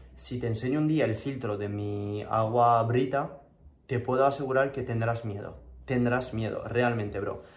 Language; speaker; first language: Spanish; non-native, fluent; French